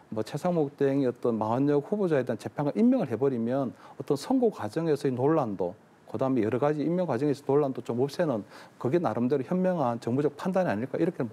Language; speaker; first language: Korean; native; Korean